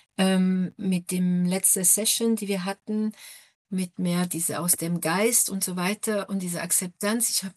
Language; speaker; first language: German; non-native, fluent; French